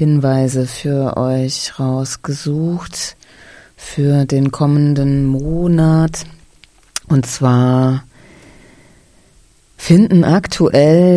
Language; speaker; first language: German; native; German